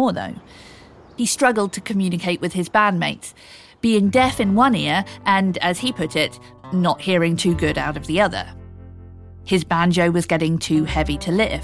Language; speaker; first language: English; native; English